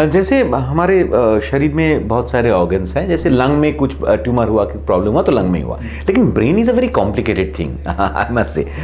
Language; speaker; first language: Hindi; non-native, local second language; Bangla